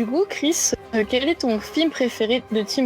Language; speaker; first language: French; native; French